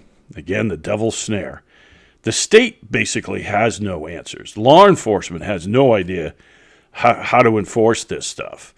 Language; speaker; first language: English; native; English